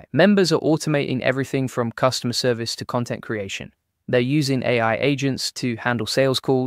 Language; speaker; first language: English; native; English